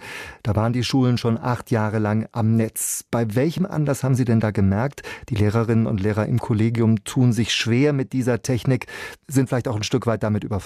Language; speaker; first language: German; native; German